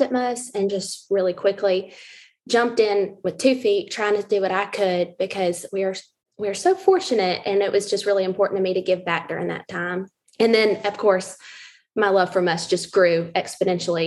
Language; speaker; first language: English; native; English